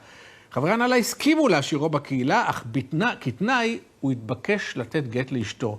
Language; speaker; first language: Hebrew; native; Hebrew